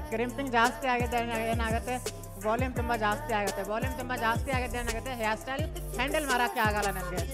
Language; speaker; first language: Kannada; non-native, local second language; Hindi